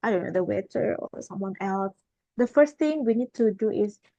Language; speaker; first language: English; non-native, fluent; Indonesian